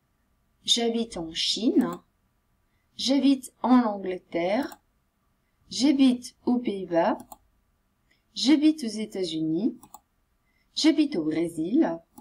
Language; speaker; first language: French; non-native, fluent; Italian